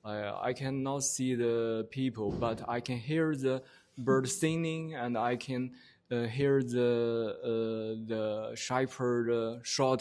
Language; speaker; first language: English; non-native, learner; Chinese